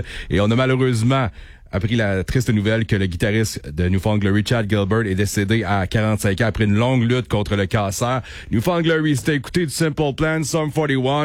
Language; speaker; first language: French; native; French